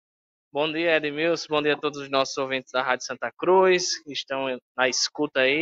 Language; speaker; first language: Portuguese; native; Portuguese